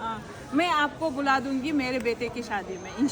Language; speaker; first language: Hindi; non-native, fluent; Uzbek